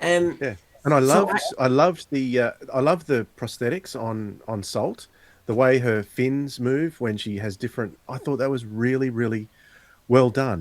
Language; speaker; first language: English; native; English